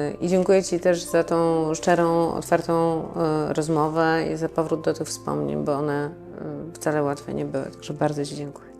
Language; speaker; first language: Polish; native; Polish